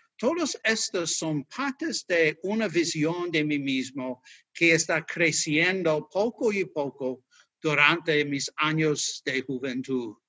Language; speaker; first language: Spanish; non-native, learner; English